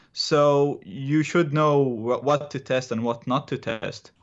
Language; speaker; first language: English; non-native, fluent; Arabic